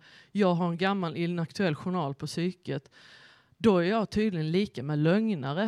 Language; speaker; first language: Swedish; native; Swedish